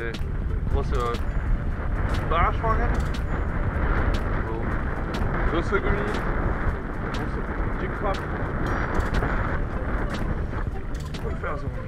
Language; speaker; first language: German; non-native, learner; French